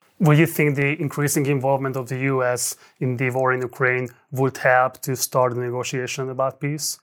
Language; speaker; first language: English; non-native, fluent; Hungarian